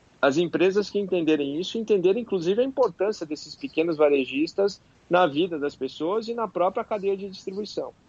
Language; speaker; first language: Portuguese; native; Portuguese